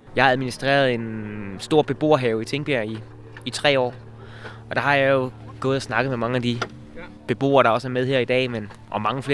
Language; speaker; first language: Danish; native; Danish